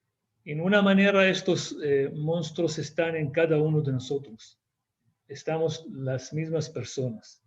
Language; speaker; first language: Spanish; non-native, fluent; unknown